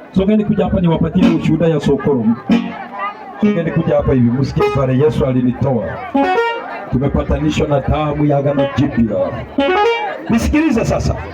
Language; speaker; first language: Swahili; non-native, local second language; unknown